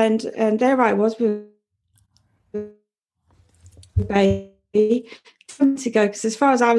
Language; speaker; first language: English; native; English